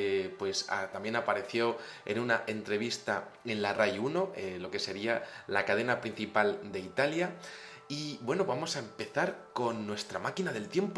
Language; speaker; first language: Spanish; native; Spanish